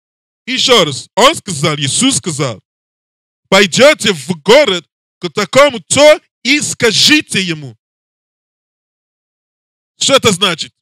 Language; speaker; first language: Russian; non-native, learner; English